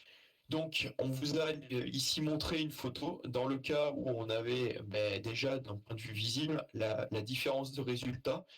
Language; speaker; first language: French; native; French